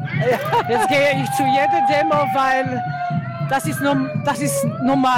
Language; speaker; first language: German; non-native, fluent; Polish